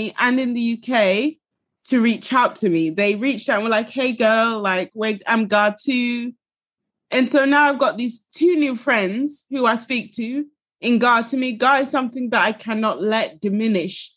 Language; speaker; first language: English; early bilingual, other home language; Ga